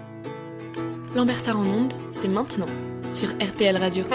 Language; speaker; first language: French; native; French